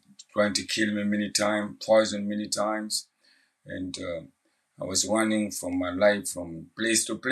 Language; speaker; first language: English; non-native, fluent; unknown